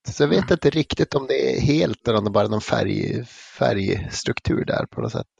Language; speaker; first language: Swedish; native; Swedish